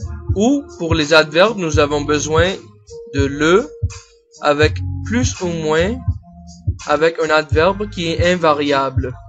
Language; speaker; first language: French; non-native, fluent; English